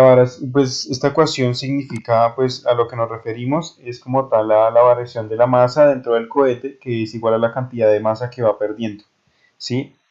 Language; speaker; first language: Spanish; native; Spanish